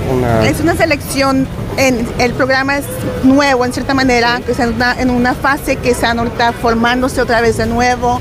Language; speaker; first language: Spanish; early bilingual, heritage; Spanish